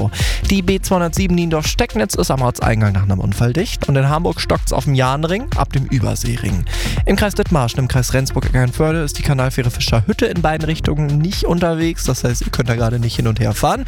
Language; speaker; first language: German; native; German